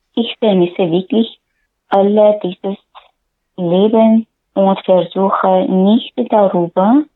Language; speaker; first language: German; non-native, learner; Arabic